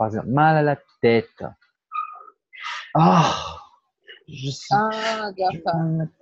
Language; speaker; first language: French; non-native, fluent; Portuguese